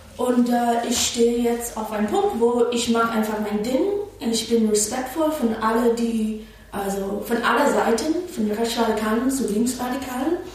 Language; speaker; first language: German; non-native, fluent; English